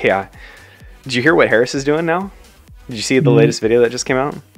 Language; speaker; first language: English; native; English